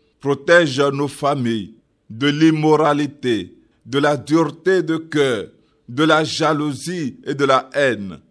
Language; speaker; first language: French; non-native, local second language; Yoruba